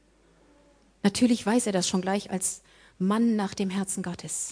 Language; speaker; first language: German; native; German